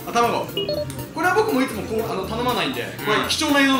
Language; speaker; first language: Japanese; native; Japanese